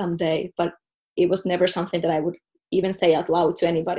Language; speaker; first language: English; non-native, fluent; Finnish